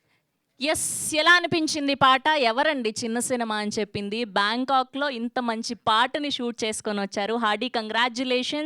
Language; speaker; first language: Telugu; native; Telugu